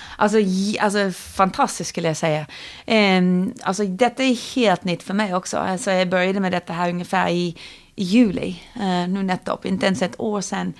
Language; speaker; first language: Swedish; non-native, fluent; English